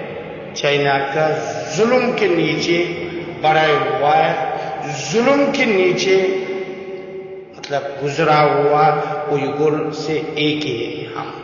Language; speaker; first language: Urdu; non-native, learner; Uyghur